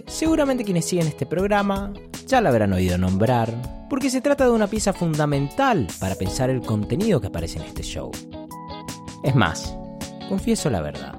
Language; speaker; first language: Spanish; native; Spanish